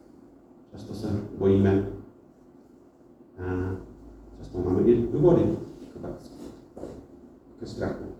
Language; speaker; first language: Czech; non-native, fluent; English